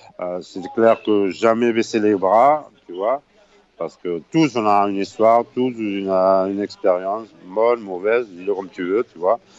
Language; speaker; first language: French; non-native, fluent; Spanish